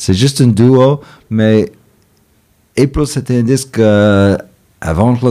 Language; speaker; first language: French; non-native, fluent; English